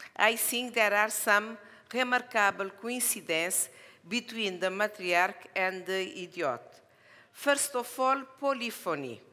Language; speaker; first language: English; non-native, learner; Portuguese